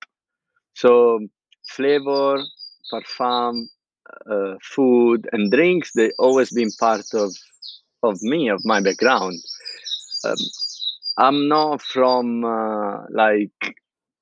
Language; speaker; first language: English; non-native, fluent; Italian